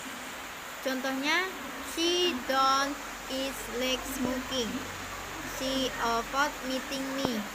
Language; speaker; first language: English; non-native, learner; Indonesian